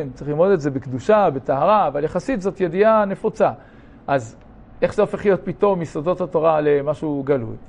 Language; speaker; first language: Hebrew; native; Hebrew